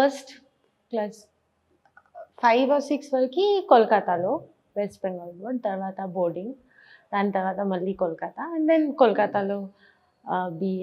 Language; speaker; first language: Telugu; non-native, learner; Bangla